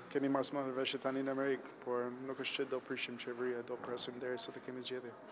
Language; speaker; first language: Albanian; non-native, fluent; English